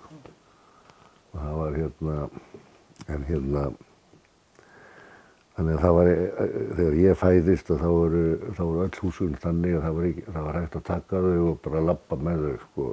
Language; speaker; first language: Icelandic; native; Icelandic